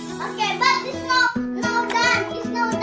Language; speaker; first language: English; non-native, learner; Indonesian